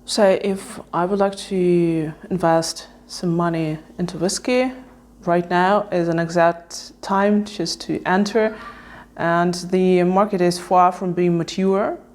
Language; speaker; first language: English; non-native, fluent; Russian